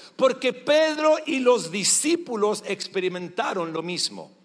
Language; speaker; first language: Spanish; non-native, fluent; English